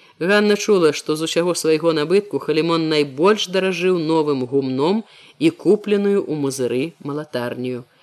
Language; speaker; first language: Belarusian; native; Belarusian